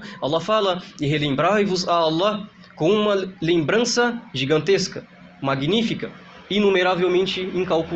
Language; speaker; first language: Portuguese; native; Portuguese